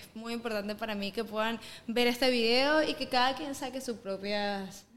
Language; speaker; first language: Spanish; native; Spanish